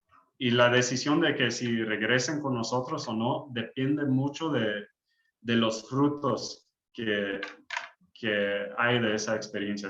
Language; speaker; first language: Spanish; early bilingual, heritage; English